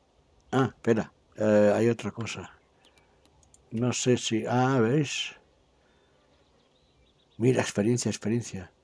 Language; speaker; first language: Spanish; native; Spanish